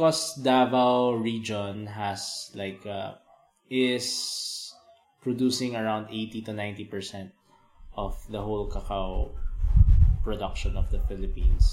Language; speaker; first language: English; non-native, local second language; Filipino